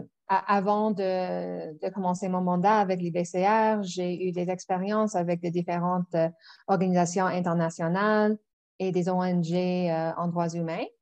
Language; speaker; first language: French; non-native, local second language; English